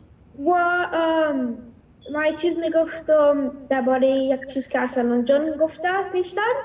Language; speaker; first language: Persian; early bilingual, heritage; Persian